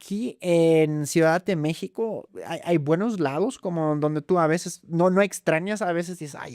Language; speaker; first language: Spanish; non-native, fluent; German